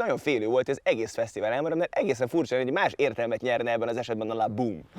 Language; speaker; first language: Hungarian; native; Hungarian